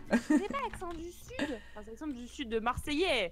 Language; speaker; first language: French; native; French